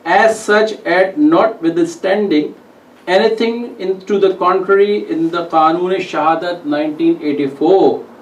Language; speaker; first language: English; non-native, local second language; Urdu